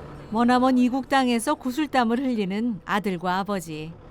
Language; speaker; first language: Korean; native; Korean